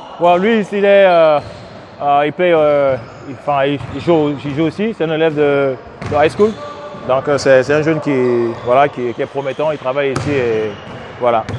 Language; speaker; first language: French; non-native, local second language; Sango